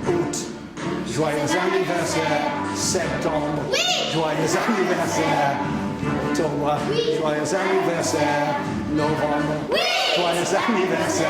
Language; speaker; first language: French; non-native, fluent; English